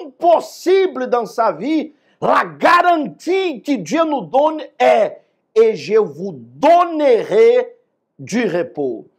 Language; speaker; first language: French; non-native, fluent; Portuguese